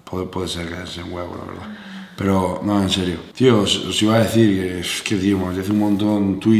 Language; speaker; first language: Spanish; native; Spanish